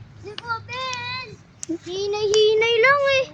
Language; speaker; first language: Filipino; non-native, local second language; Cebuano